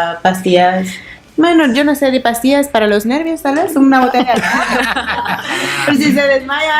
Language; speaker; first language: Spanish; native; Spanish